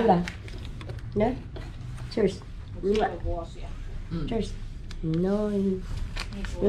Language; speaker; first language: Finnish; non-native, learner; Waray